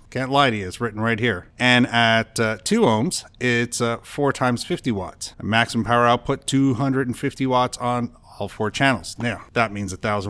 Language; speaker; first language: English; native; English